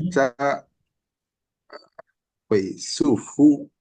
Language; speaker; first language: Chinese; non-native, learner; Indonesian